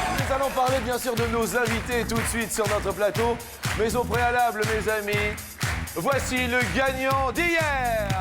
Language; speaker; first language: French; native; French